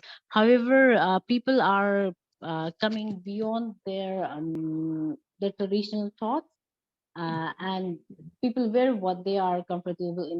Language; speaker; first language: English; non-native, fluent; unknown